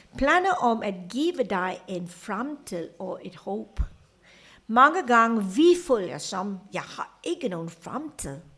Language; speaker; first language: Danish; non-native, fluent; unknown